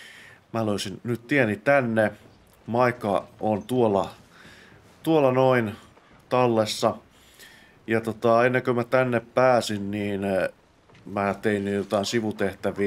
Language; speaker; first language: Finnish; native; Finnish